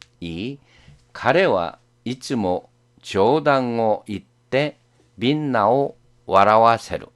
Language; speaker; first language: Japanese; non-native, fluent; Korean